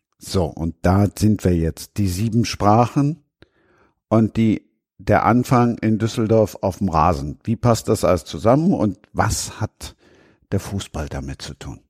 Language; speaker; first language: German; native; German